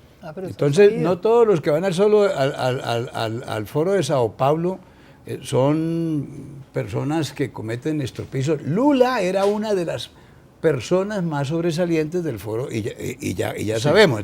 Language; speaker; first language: Spanish; native; Spanish